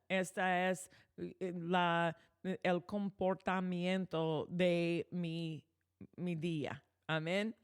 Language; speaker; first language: Spanish; non-native, fluent; English